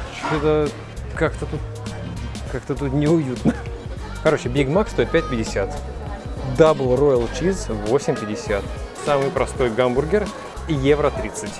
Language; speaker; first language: Russian; native; Russian